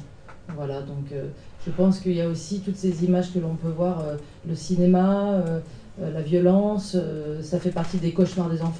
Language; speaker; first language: French; native; French